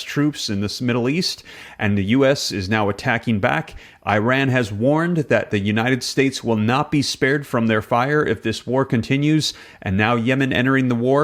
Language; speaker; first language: English; native; English